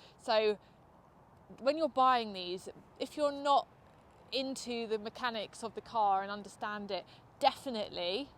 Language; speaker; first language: English; native; English